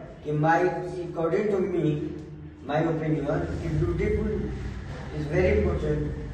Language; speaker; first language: English; non-native, learner; Hindi